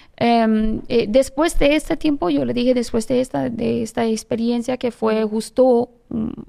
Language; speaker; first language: Spanish; non-native, fluent; Persian